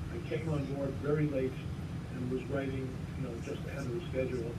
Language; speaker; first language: English; native; English